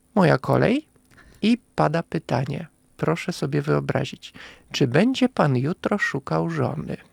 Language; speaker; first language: Polish; non-native, fluent; Russian